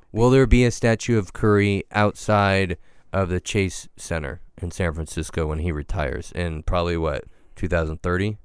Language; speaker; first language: English; early bilingual, other home language; Italian